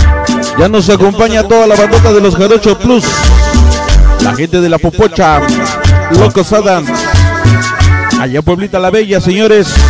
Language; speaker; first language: Spanish; native; Spanish